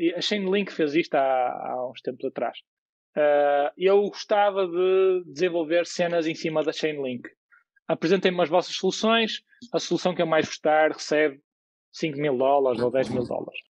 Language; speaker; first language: Portuguese; native; Portuguese